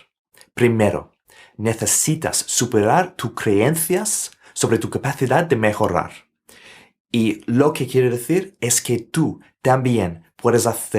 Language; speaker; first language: Spanish; non-native, fluent; English